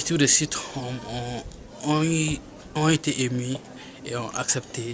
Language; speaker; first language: French; non-native, local second language; Bambara